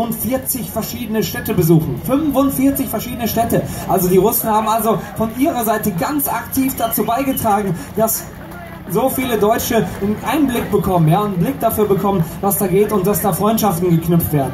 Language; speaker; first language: German; native; German